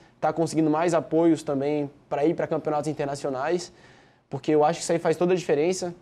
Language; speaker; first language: Portuguese; native; Portuguese